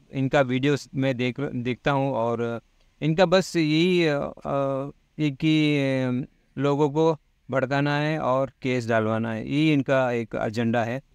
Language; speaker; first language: Hindi; non-native, local second language; Malayalam